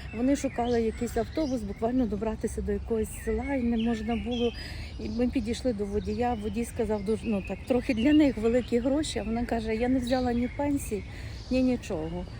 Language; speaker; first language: Ukrainian; native; Ukrainian